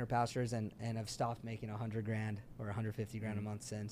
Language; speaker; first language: English; early bilingual, other home language; French